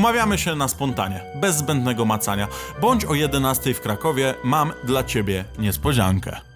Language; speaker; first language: Polish; native; Polish